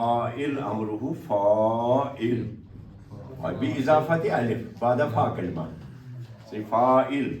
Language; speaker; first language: Arabic; non-native, fluent; Kashmiri